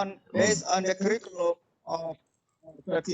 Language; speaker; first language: English; non-native, fluent; Indonesian